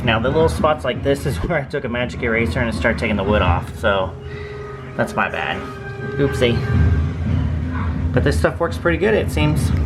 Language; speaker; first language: English; native; English